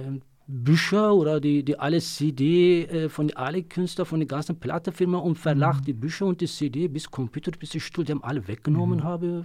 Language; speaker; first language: German; non-native, learner; Kurdish